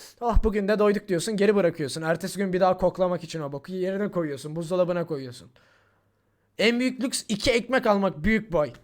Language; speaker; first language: Turkish; native; Turkish